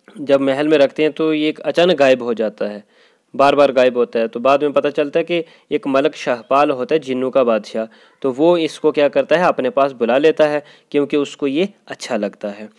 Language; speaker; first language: Urdu; non-native, local second language; Kashmiri